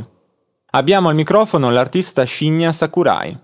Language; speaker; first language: Italian; native; Italian